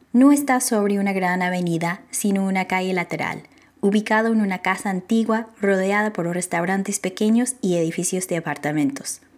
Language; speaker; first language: Spanish; non-native, fluent; English